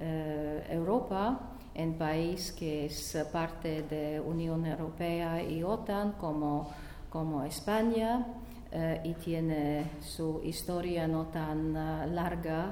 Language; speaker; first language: Spanish; non-native, learner; Latvian